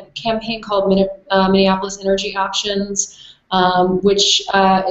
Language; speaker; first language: English; native; English